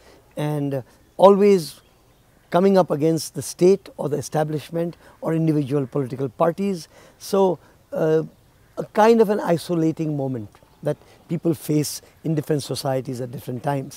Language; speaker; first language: English; non-native, local second language; Nepali